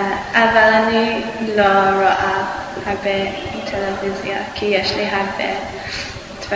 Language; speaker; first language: Hebrew; non-native, learner; English